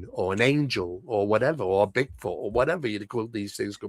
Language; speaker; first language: English; native; English